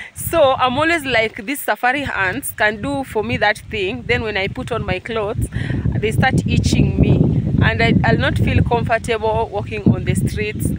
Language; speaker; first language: English; non-native, local second language; Luo (Kenya and Tanzania)